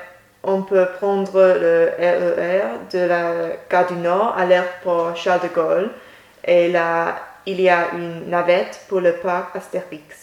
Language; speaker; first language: French; non-native, learner; English